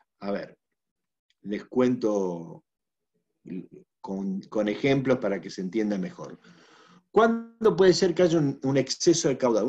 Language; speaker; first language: Spanish; native; Spanish